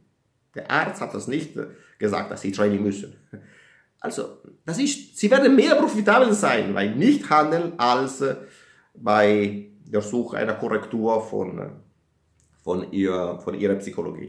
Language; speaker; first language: German; non-native, fluent; Italian